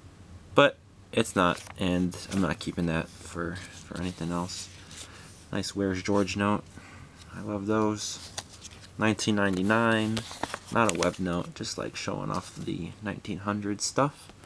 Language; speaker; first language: English; native; English